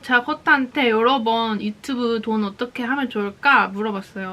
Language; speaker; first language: Korean; native; Korean